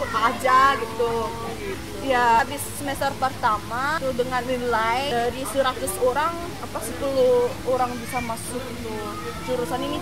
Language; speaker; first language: Indonesian; non-native, fluent; Korean